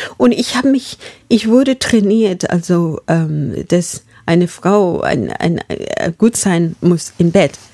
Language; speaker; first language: German; non-native, fluent; Masai